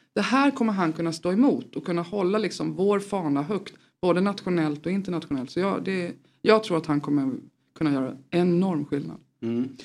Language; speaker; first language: Swedish; native; Swedish